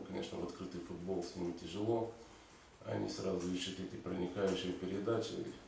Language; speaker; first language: Russian; native; Russian